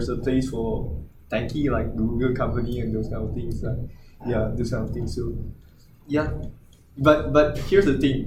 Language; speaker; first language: English; non-native, local second language; Chinese